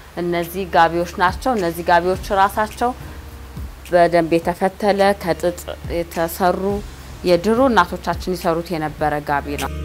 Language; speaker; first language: Amharic; native; Amharic